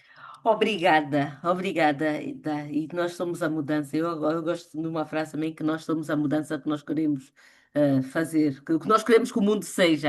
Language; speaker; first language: Portuguese; native; Portuguese